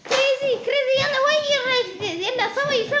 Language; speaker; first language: Arabic; non-native, learner; Amharic